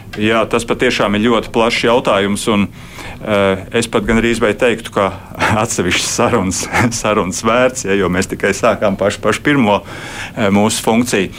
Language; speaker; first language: Latvian; native; Latvian